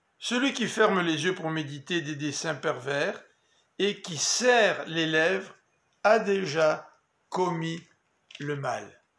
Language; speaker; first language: French; native; French